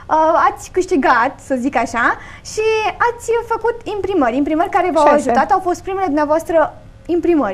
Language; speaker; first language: Romanian; native; Romanian